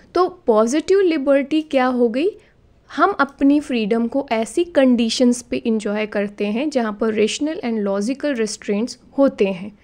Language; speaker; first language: Hindi; native; Hindi